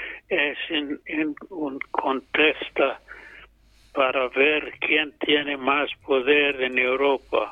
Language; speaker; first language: Spanish; non-native, fluent; English